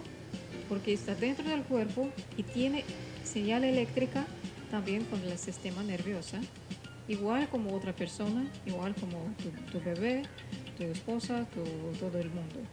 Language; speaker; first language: Spanish; non-native, fluent; Russian